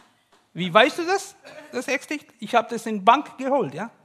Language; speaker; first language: German; non-native, learner; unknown